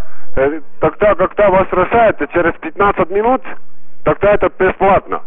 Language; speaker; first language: Russian; non-native, local second language; Estonian